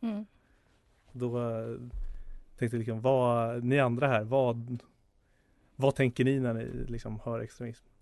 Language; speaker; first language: Swedish; native; Swedish